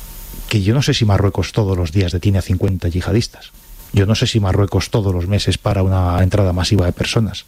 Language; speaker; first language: Spanish; native; Spanish